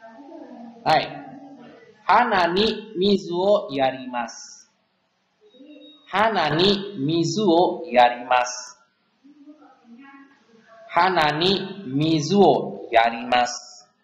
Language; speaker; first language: Japanese; non-native, fluent; Indonesian